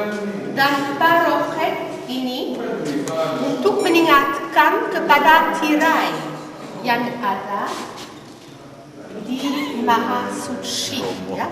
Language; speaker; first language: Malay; non-native, fluent; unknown